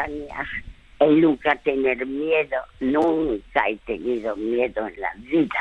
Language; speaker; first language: Spanish; early bilingual, other home language; French